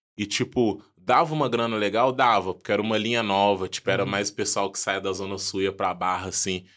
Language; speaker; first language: Portuguese; early bilingual, other home language; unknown